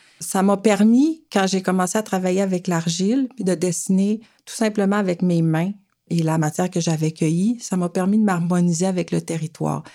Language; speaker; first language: French; native; French